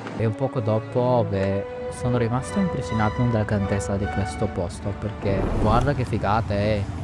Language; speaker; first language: Italian; non-native, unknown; Filipino